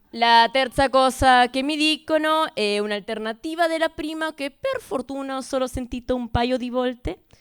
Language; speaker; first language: Italian; non-native, fluent; Spanish